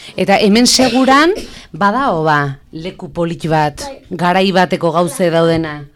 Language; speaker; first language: Basque; native; Basque